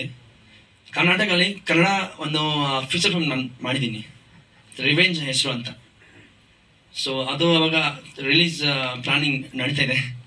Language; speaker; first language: Kannada; non-native, learner; Hindi